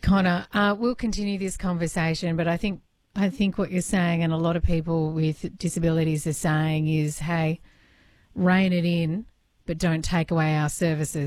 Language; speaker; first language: English; native; English